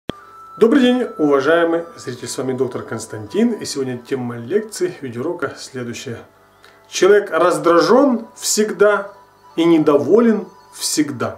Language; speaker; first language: Russian; native; Russian